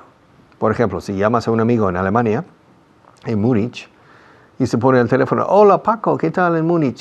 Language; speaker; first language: Spanish; non-native, fluent; English